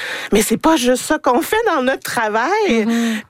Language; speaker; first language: French; native; French